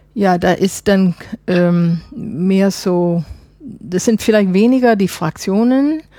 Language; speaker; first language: German; non-native, fluent; English